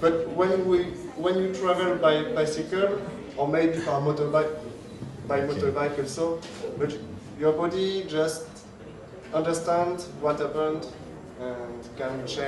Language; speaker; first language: English; non-native, learner; French